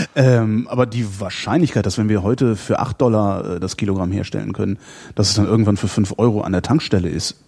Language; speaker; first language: German; native; German